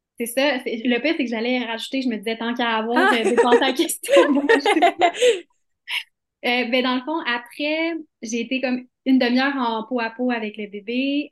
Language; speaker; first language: French; native; French